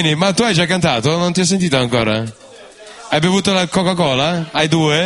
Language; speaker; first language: Italian; non-native, fluent; Russian